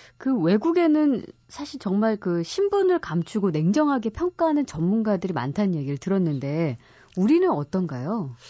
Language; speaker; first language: Korean; native; Korean